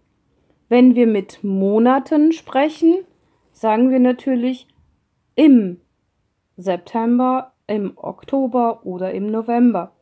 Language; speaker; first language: German; non-native, fluent; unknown